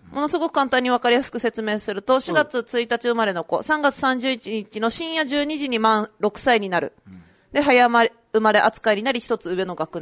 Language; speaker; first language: Japanese; native; Japanese